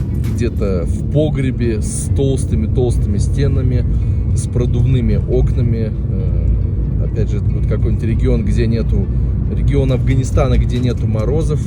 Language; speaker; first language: Russian; native; Russian